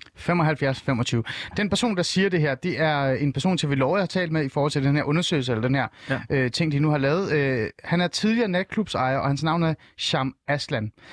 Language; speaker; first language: Danish; early bilingual, other home language; Persian